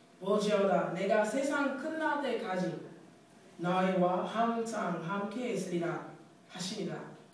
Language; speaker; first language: Korean; non-native, fluent; English